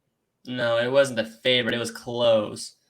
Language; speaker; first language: English; native; English